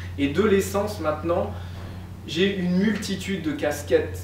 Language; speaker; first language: French; native; French